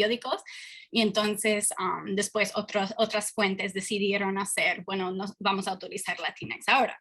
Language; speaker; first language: Spanish; non-native, fluent; English